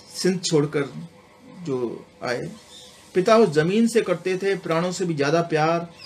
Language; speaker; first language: Hindi; non-native, local second language; Sindhi